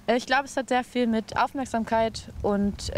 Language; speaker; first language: German; native; German